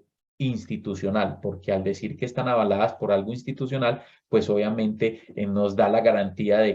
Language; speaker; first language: Spanish; native; Spanish